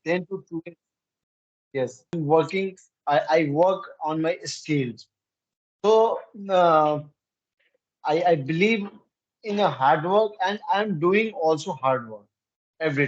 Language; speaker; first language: English; non-native, learner; Hindi